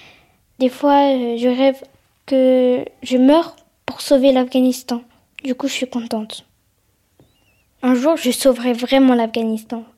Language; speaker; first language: French; early bilingual, other home language; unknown